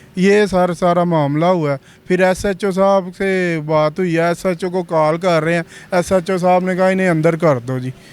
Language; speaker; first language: Urdu; non-native, local second language; Punjabi